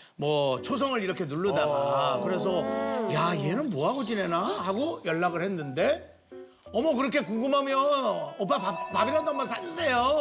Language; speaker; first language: Korean; native; Korean